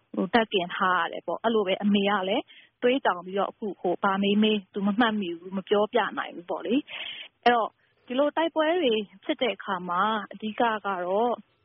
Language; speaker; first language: Burmese; non-native, local second language; Kachin